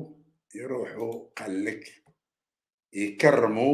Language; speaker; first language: Arabic; native; Arabic